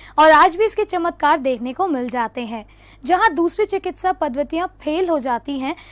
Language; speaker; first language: Hindi; native; Hindi